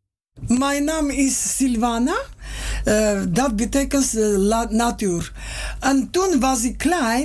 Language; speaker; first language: Dutch; non-native, learner; Armenian